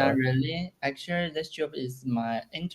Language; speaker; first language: English; non-native, learner; Chinese